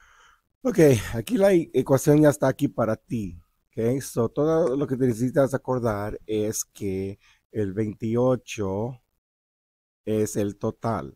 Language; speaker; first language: Spanish; early bilingual, heritage; Spanish